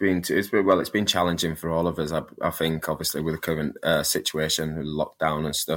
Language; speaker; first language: English; native; English